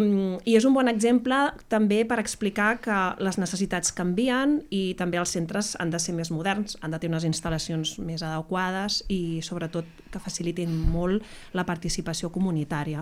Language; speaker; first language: Catalan; native; Catalan